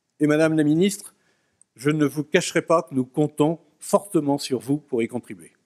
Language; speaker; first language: French; native; French